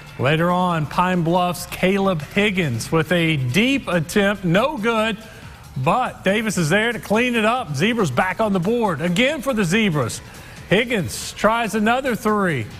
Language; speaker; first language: English; native; English